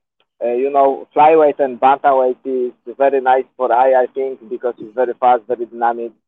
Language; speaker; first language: English; non-native, learner; Polish